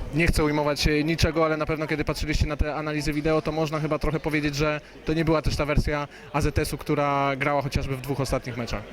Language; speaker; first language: Polish; native; Polish